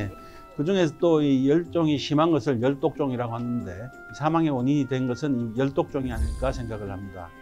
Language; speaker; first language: Korean; native; Korean